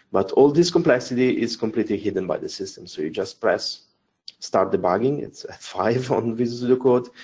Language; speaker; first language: English; non-native, fluent; Italian